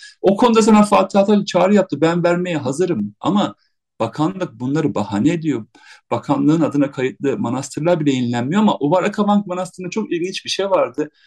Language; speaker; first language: Turkish; native; Turkish